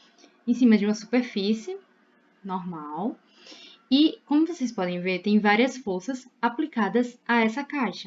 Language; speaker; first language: Portuguese; native; Portuguese